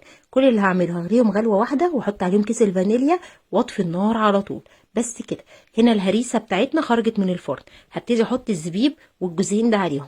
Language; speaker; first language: Arabic; native; Arabic